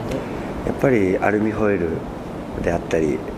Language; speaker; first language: Japanese; native; Japanese